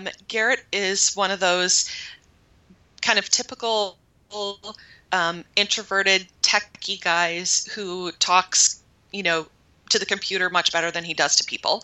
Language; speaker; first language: English; native; English